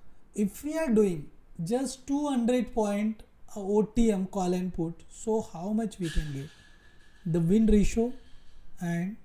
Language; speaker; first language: English; non-native, local second language; Hindi